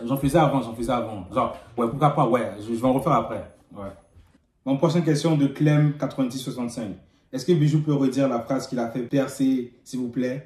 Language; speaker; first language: French; native; French